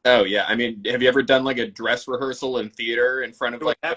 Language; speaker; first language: English; native; English